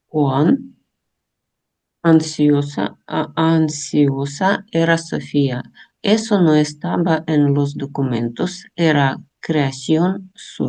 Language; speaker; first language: Spanish; non-native, learner; Russian